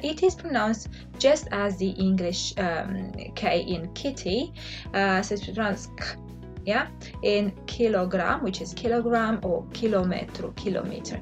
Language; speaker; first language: English; non-native, fluent; Romanian